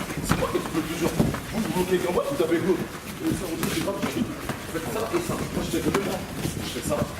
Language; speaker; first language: French; native; French